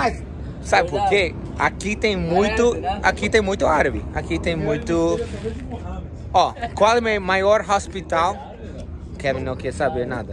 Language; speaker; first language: Portuguese; non-native, learner; English